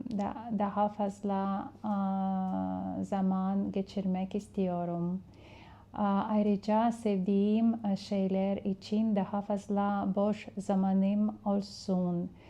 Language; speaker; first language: Turkish; non-native, fluent; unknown